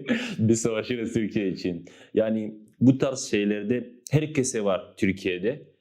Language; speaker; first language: Turkish; non-native, learner; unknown